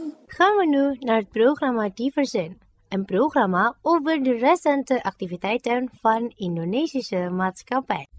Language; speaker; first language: Dutch; non-native, learner; Indonesian